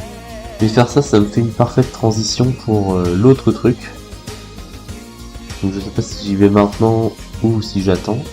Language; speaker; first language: French; native; French